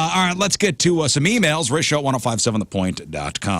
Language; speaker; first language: English; native; English